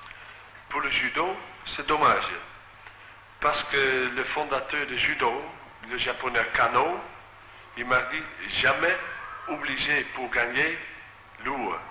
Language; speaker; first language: French; non-native, learner; Dutch